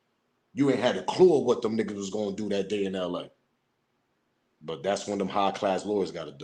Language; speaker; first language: English; native; English